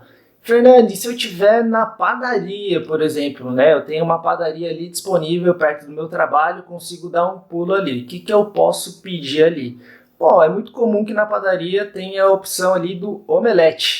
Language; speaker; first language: Portuguese; native; Portuguese